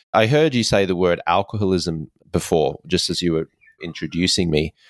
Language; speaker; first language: English; native; English